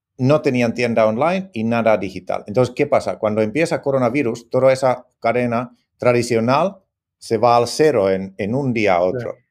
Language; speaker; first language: Spanish; non-native, fluent; Finnish